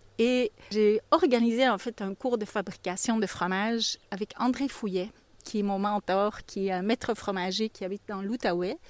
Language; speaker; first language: French; native; French